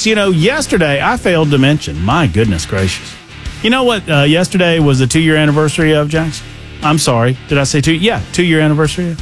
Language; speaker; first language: English; native; English